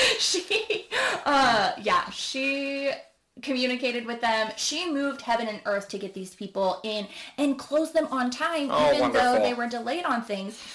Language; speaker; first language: English; native; English